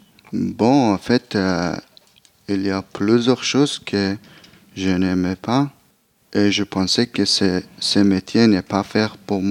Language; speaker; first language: French; non-native, learner; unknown